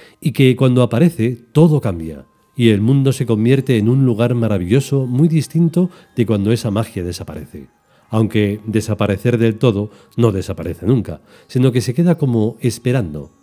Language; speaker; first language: Spanish; native; Spanish